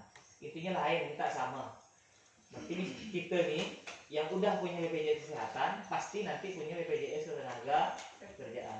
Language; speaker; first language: Malay; native; Malay